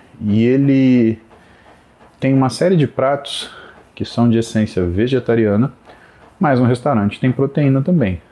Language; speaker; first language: Portuguese; native; Portuguese